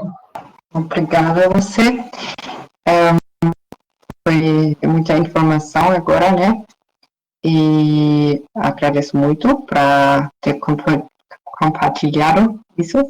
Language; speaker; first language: Portuguese; non-native, fluent; German